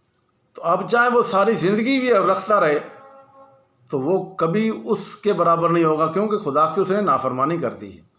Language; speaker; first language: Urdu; non-native, local second language; Punjabi